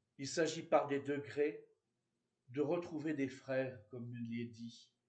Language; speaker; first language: French; native; French